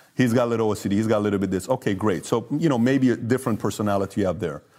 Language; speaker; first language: English; early bilingual, other home language; Persian